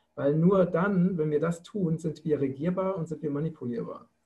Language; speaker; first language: German; native; German